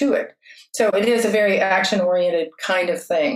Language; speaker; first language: English; native; English